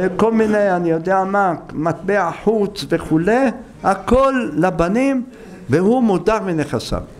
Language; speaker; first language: Hebrew; native; Hebrew